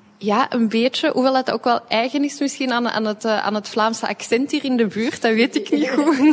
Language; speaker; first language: Dutch; native; Dutch